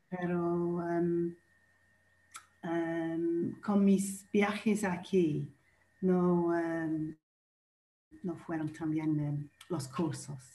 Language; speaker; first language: Spanish; non-native, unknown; English